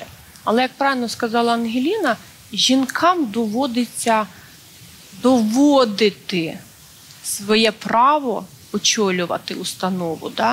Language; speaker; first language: Ukrainian; native; Ukrainian